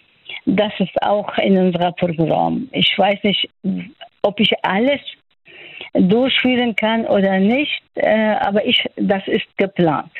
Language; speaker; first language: German; non-native, fluent; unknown